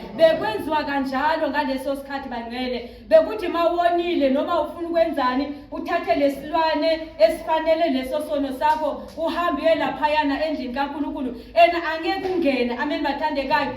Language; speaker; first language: Zulu; non-native, local second language; Tsonga